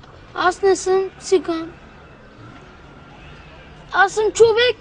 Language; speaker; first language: Bulgarian; non-native, local second language; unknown